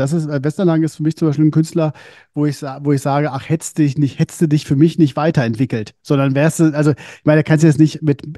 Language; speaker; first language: German; native; German